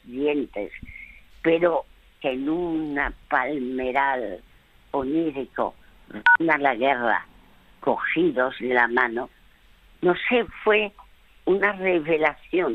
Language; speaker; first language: Spanish; early bilingual, other home language; French